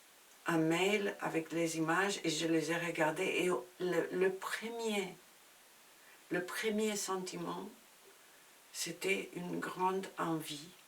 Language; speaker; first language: French; non-native, fluent; Spanish